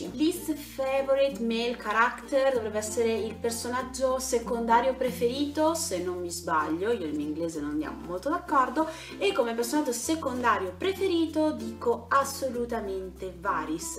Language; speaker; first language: Italian; native; Italian